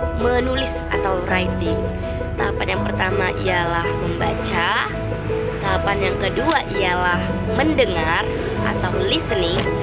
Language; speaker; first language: Indonesian; native; Indonesian